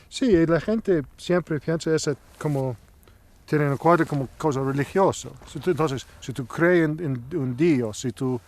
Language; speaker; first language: Spanish; non-native, learner; English